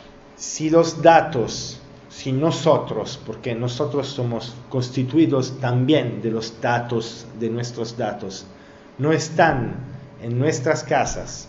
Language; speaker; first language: Spanish; non-native, learner; Italian